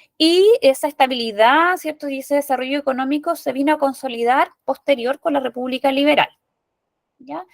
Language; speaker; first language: Spanish; native; Spanish